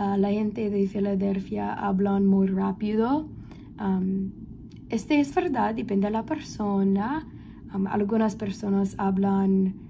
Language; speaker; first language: Spanish; non-native, learner; English